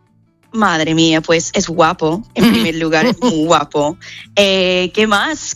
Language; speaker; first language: Spanish; non-native, fluent; English